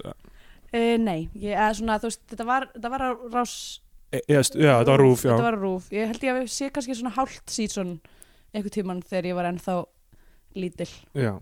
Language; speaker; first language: Icelandic; non-native, fluent; English